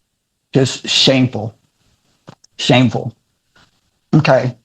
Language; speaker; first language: English; native; English